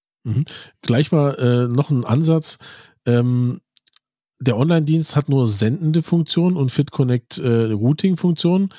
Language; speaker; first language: German; native; German